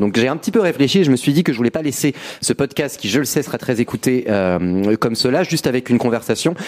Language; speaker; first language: French; native; French